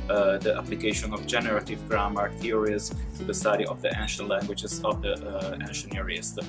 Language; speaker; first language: English; non-native, fluent; Italian